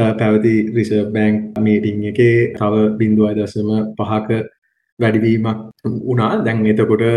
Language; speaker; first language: Sinhala; non-native, local second language; Tamil